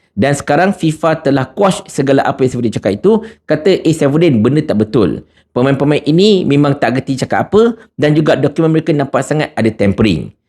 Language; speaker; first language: Malay; native; Malay